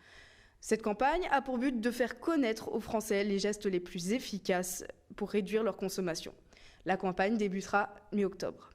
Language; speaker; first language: French; native; French